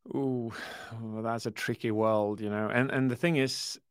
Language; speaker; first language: English; early bilingual, other home language; Swedish